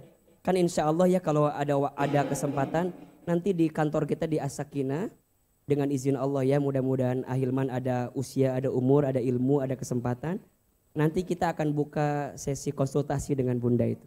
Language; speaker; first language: Indonesian; native; Indonesian